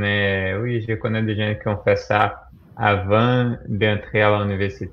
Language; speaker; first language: French; non-native, fluent; Portuguese